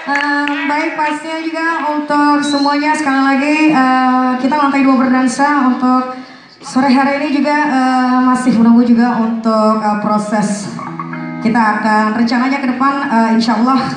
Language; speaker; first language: Indonesian; native; Indonesian